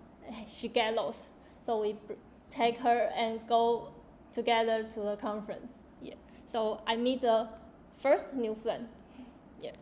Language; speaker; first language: English; non-native, learner; Chinese